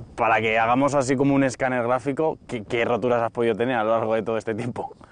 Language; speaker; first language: Spanish; native; Spanish